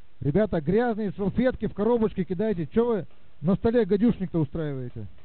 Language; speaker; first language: Russian; native; Russian